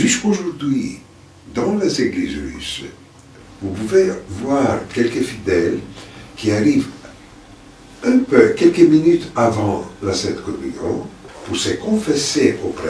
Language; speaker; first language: French; non-native, fluent; Greek